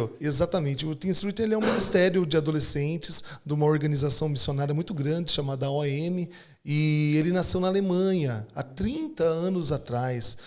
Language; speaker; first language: Portuguese; native; Portuguese